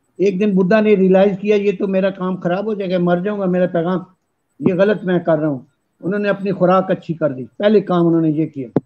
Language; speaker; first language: Urdu; non-native, local second language; Punjabi